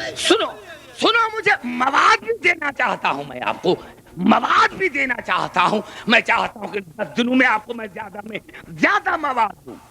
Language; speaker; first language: Urdu; non-native, local second language; Sindhi